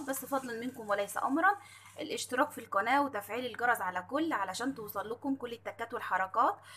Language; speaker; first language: Arabic; native; Arabic